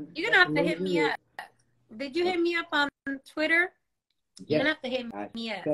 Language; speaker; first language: English; early bilingual, other home language; Spanish